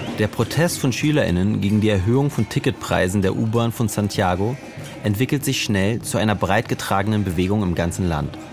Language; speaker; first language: German; native; German